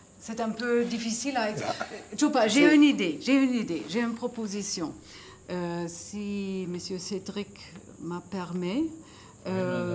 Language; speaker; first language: French; non-native, learner; German